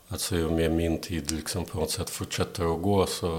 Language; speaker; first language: Swedish; non-native, fluent; Belarusian